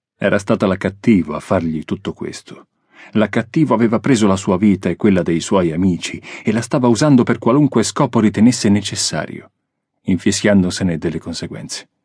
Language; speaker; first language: Italian; native; Italian